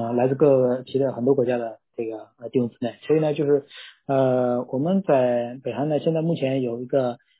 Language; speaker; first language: Chinese; non-native, local second language; Korean